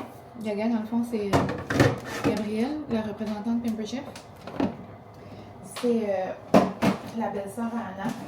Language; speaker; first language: French; native; French